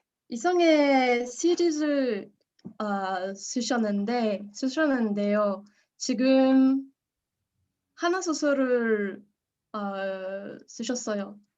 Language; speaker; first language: Korean; non-native, learner; French